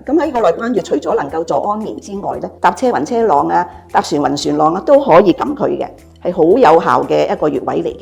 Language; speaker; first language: Cantonese; native; Cantonese